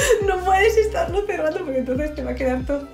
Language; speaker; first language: Spanish; native; Spanish